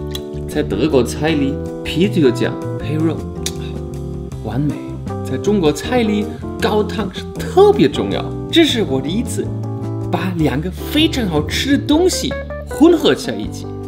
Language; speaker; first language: Chinese; non-native, fluent; German